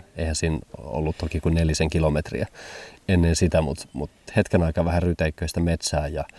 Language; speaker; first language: Finnish; early bilingual, heritage; German